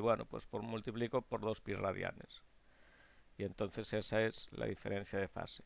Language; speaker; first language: Spanish; native; Spanish